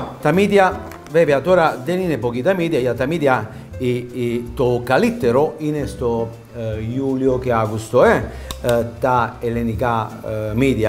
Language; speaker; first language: Greek; non-native, fluent; Italian